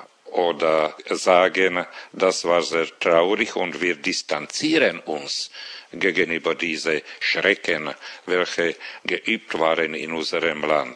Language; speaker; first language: German; non-native, fluent; Slovak